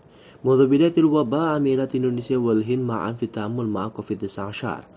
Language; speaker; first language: Arabic; non-native, fluent; Indonesian